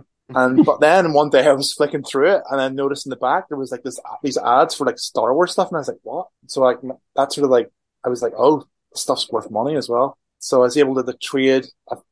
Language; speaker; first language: English; native; English